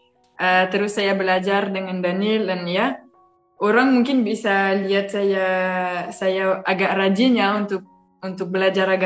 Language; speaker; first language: Indonesian; non-native, fluent; French